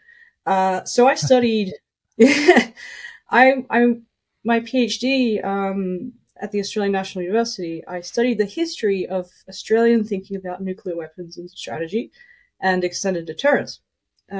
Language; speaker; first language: English; native; English